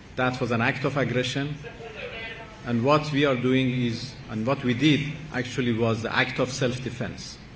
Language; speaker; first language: English; non-native, fluent; Persian